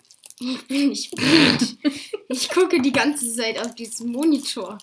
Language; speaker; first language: German; native; German